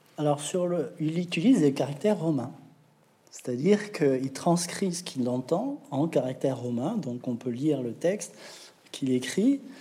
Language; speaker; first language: French; native; French